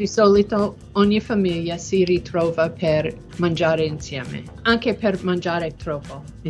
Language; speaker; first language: Italian; non-native, learner; English